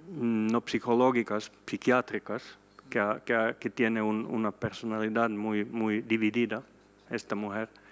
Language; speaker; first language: Spanish; non-native, fluent; Swedish